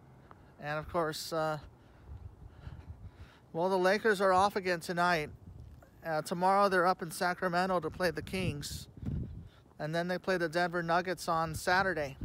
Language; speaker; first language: English; native; English